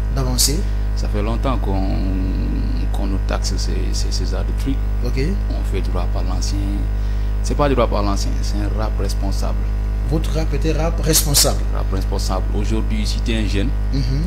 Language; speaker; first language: French; non-native, local second language; Fula